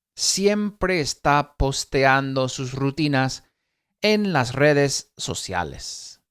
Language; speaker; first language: Spanish; non-native, fluent; English